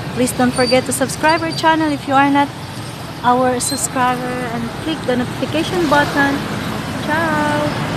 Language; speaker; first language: English; non-native, local second language; Filipino